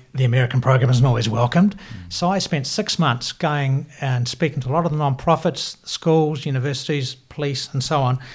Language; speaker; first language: English; native; English